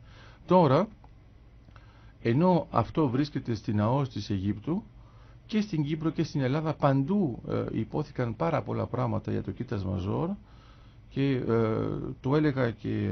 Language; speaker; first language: Greek; native; Greek